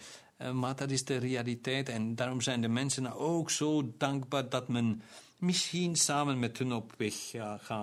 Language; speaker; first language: Dutch; non-native, local second language; German